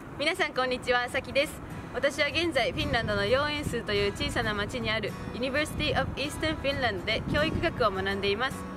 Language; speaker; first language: Japanese; native; Japanese